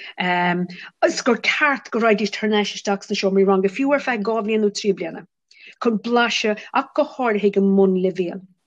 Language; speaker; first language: Irish; non-native, local second language; English